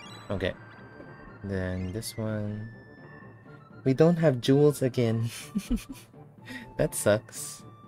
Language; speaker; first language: English; non-native, local second language; Filipino